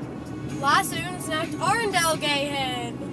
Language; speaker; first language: German; non-native, learner; English